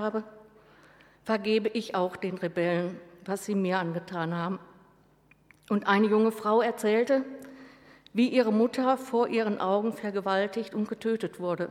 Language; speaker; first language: German; native; German